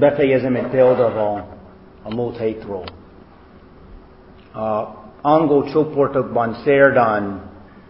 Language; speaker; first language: Hungarian; non-native, fluent; English